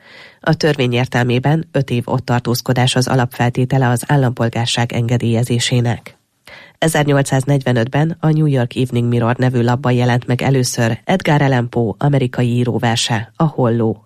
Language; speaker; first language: Hungarian; native; Hungarian